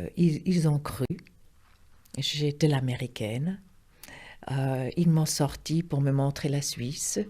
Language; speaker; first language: French; non-native, local second language; Swiss German